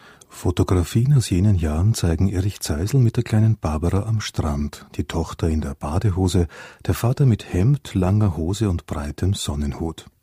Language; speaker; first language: German; native; German